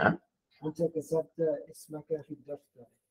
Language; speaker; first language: Arabic; non-native, learner; English